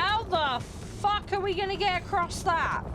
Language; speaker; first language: English; native; English